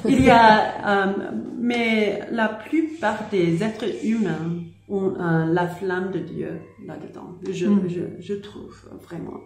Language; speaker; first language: French; non-native, learner; English